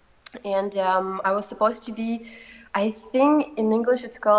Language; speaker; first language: English; non-native, fluent; Russian